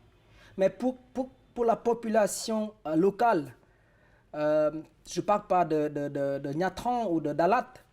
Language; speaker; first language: French; non-native, fluent; Vietnamese